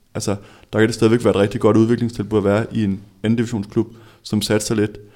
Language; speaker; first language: Danish; native; Danish